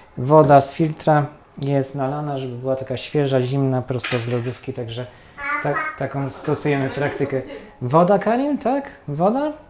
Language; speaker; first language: Polish; native; Polish